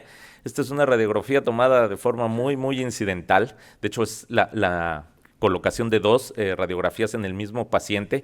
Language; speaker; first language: Spanish; native; Spanish